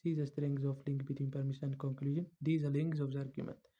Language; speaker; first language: English; non-native, local second language; Amharic